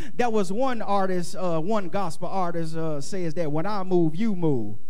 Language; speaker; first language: English; native; English